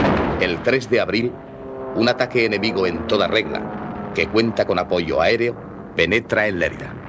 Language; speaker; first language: Spanish; native; Spanish